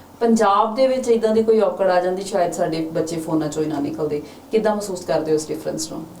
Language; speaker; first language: Punjabi; native; Punjabi